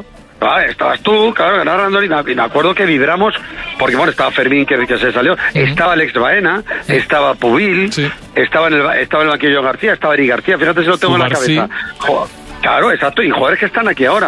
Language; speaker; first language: Spanish; native; Spanish